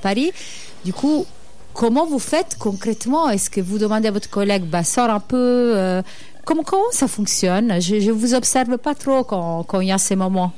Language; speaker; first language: French; native; French